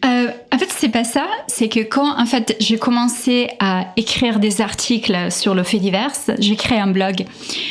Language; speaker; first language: French; non-native, fluent; Italian